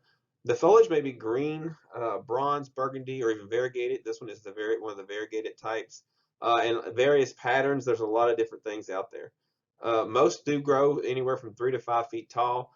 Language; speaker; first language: English; native; English